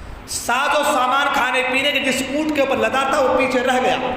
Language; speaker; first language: Urdu; native; Urdu